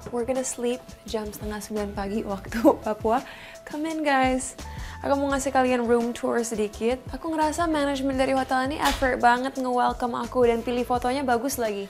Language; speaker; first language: Indonesian; non-native, local second language; English